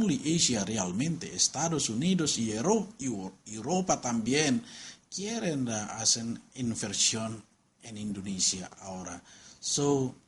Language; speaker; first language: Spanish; non-native, learner; Indonesian